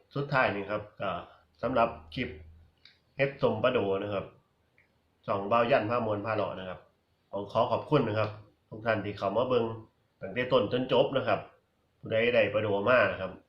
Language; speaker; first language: Thai; non-native, local second language; Northeastern Thai